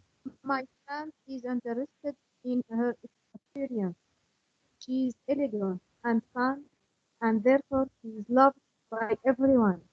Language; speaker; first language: English; non-native, learner; Arabic